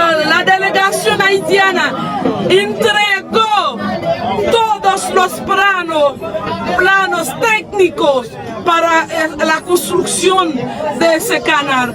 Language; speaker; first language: Spanish; non-native, fluent; Haitian Creole